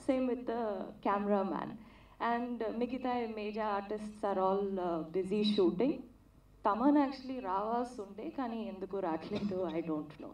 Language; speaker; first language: Telugu; non-native, learner; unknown